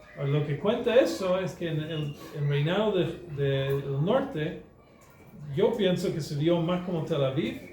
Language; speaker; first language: Spanish; non-native, fluent; English